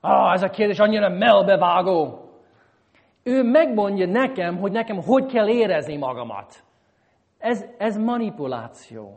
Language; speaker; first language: Hungarian; non-native, fluent; English